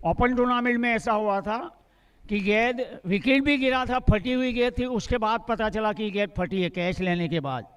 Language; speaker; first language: Hindi; non-native, local second language; Gujarati